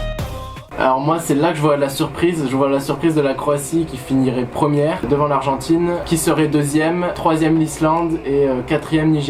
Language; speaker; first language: French; native; French